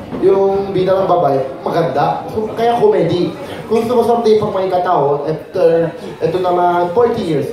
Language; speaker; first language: Filipino; non-native, fluent; Korean